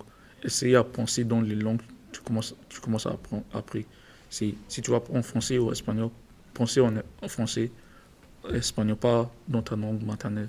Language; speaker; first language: French; non-native, learner; English